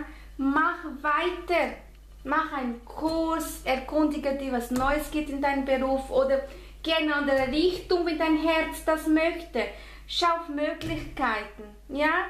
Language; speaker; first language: German; non-native, fluent; Spanish